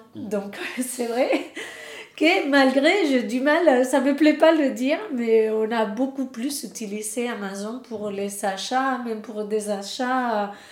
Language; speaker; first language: French; non-native, fluent; Spanish